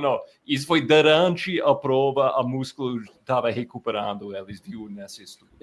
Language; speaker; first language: Portuguese; non-native, fluent; English